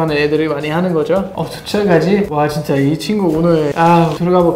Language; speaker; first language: Korean; non-native, fluent; German